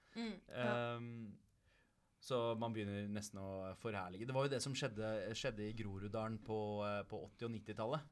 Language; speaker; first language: Norwegian; early bilingual, other home language; Punjabi